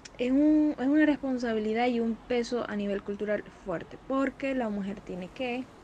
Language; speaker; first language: Spanish; native; Spanish